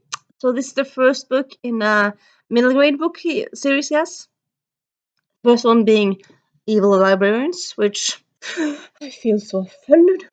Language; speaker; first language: English; early bilingual, heritage; Norwegian